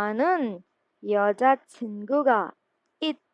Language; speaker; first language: Korean; non-native, learner; Urdu